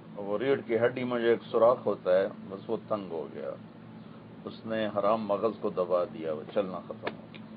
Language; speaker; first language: Urdu; non-native, local second language; Punjabi